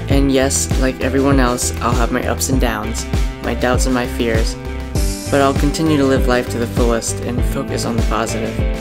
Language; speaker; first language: English; native; English